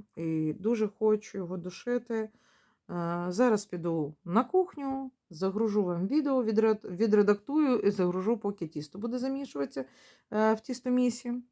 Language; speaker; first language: Ukrainian; non-native, local second language; Russian